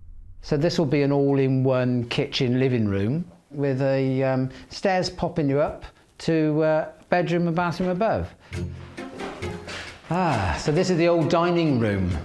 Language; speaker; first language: English; native; English